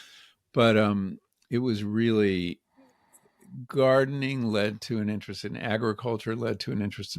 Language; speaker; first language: English; native; English